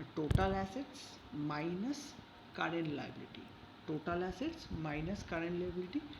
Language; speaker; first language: English; non-native, local second language; Bangla